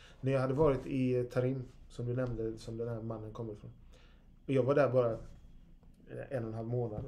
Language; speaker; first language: Swedish; native; Swedish